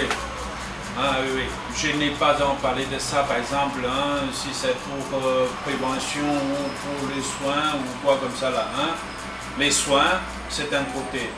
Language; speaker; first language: French; non-native, fluent; Chinese